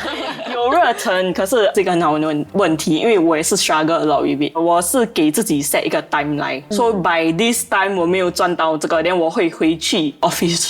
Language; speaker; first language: Chinese; non-native, local second language; English